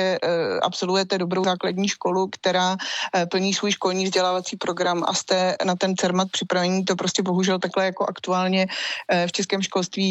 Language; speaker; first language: Czech; native; Czech